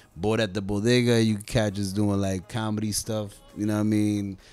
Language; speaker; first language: English; native; English